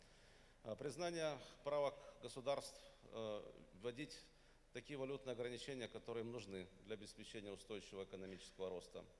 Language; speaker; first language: Russian; native; Russian